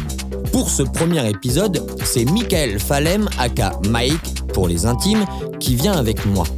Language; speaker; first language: French; native; French